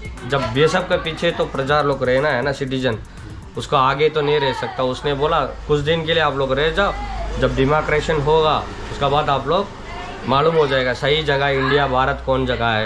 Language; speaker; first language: Hindi; non-native, local second language; Tamil